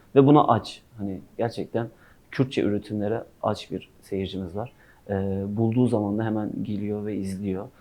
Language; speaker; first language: Turkish; non-native, local second language; Kurdish